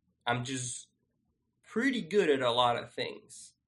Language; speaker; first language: English; non-native, fluent; Spanish